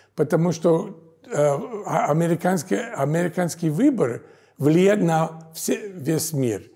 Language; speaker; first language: Russian; non-native, fluent; English